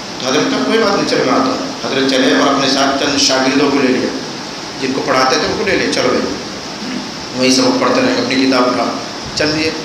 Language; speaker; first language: Urdu; non-native, local second language; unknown